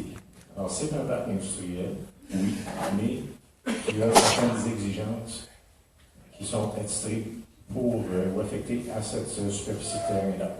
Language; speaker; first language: French; native; French